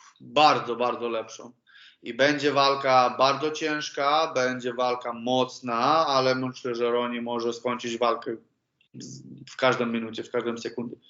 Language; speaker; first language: Polish; non-native, learner; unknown